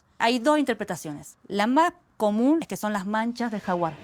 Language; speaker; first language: Spanish; native; Spanish